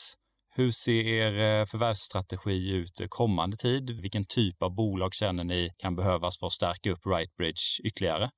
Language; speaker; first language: Swedish; native; Swedish